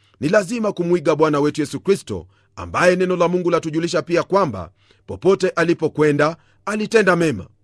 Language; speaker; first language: Swahili; non-native, local second language; Luyia